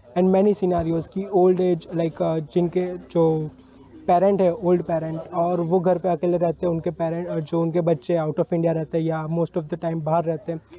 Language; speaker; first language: Hindi; non-native, local second language; Gujarati